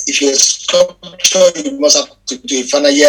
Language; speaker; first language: English; non-native, local second language; Yoruba